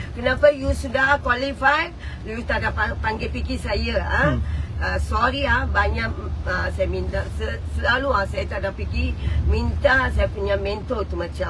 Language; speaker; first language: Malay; non-native, local second language; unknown